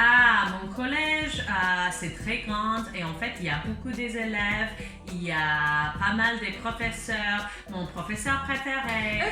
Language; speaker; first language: French; non-native, fluent; English